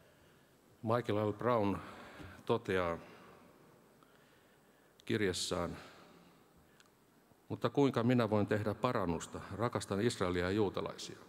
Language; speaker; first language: Finnish; native; Finnish